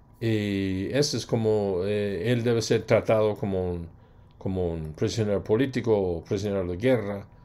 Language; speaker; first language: Spanish; non-native, fluent; English